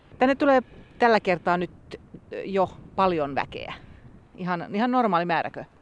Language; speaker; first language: Finnish; native; Finnish